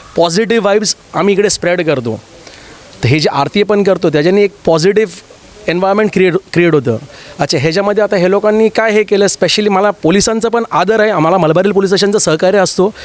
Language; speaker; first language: Marathi; native; Marathi